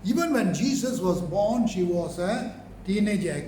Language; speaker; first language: English; non-native, local second language; Tamil